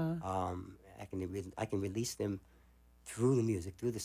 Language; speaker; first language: English; native; English